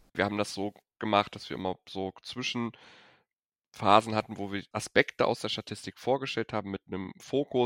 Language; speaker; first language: German; native; German